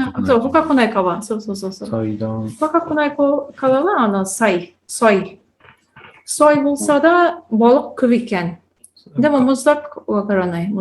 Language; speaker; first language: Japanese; non-native, fluent; Tatar